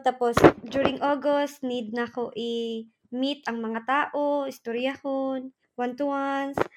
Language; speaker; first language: Filipino; non-native, local second language; Surigaonon